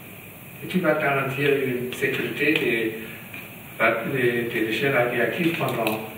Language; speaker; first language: French; non-native, learner; German